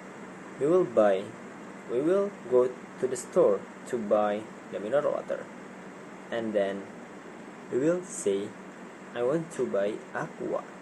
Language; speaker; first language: English; non-native, learner; Indonesian